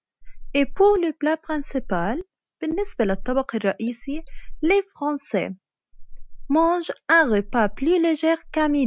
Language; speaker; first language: French; non-native, fluent; Arabic